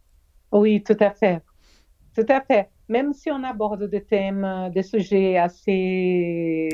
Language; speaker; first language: French; non-native, fluent; Portuguese